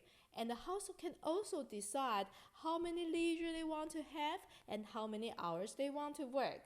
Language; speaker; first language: English; non-native, fluent; Chinese